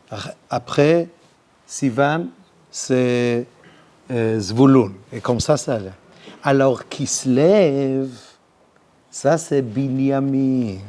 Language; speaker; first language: French; non-native, learner; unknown